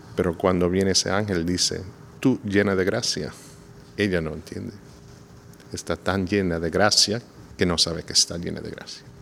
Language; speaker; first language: Spanish; non-native, fluent; English